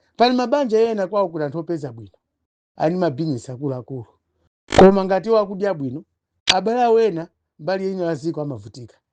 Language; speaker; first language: Nyanja; non-native, local second language; Tumbuka